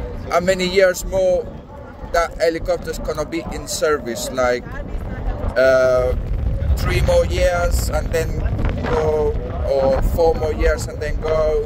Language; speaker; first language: English; non-native, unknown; Spanish